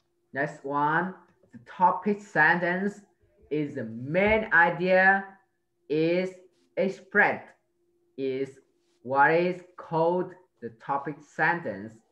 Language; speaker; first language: English; non-native, learner; Vietnamese